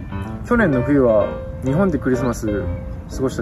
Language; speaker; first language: Japanese; native; Japanese